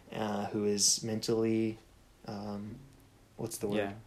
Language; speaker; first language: English; native; English